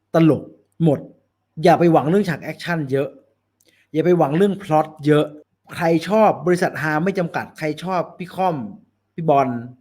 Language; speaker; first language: Thai; native; Thai